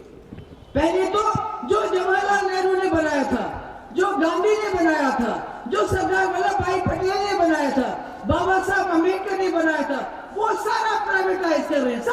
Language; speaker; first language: Urdu; non-native, local second language; Kashmiri